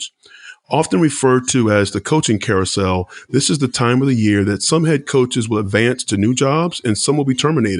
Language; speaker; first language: English; native; English